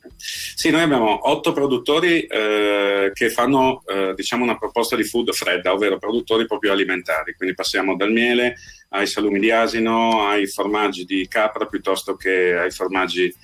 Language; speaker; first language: Italian; native; Italian